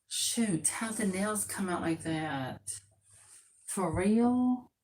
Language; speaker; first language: English; native; English